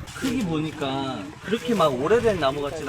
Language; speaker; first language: Korean; native; Korean